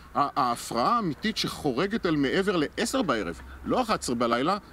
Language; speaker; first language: Hebrew; native; Hebrew